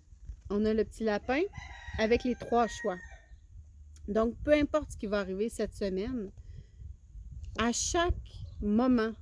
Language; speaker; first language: French; native; French